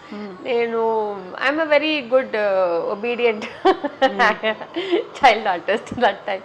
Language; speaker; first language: Telugu; non-native, learner; Tamil